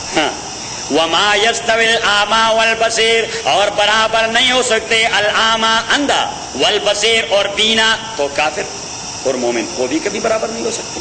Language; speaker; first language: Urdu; non-native, local second language; Pashto